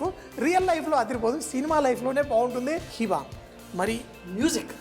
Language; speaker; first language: Telugu; native; Telugu